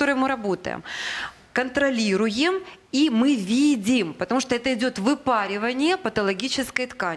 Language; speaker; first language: Russian; native; Russian